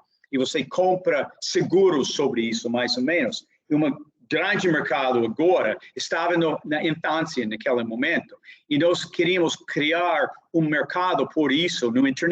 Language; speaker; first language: Portuguese; non-native, fluent; English